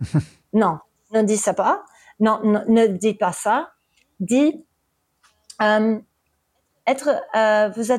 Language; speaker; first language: French; early bilingual, heritage; English